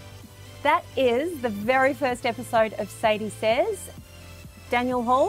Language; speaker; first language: English; native; English